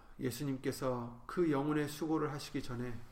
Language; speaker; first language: Korean; native; Korean